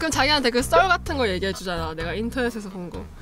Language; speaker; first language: Korean; native; Korean